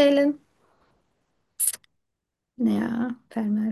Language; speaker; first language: German; non-native, learner; Turkish